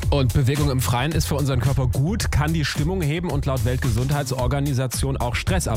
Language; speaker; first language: German; native; German